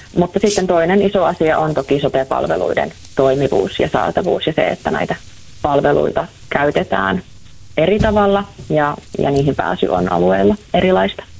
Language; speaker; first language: Finnish; native; Finnish